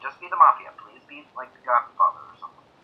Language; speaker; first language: English; native; English